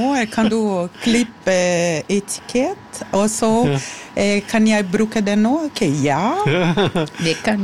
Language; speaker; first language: Norwegian; non-native, learner; Portuguese